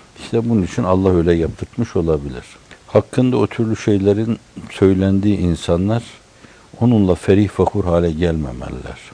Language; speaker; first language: Turkish; native; Turkish